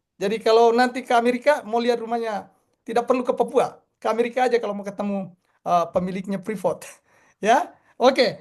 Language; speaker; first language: Indonesian; non-native, local second language; Buginese